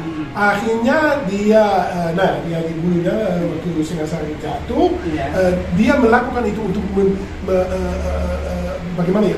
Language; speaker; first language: Indonesian; non-native, fluent; Dutch